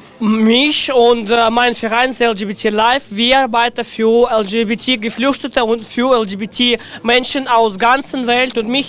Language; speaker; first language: German; non-native, learner; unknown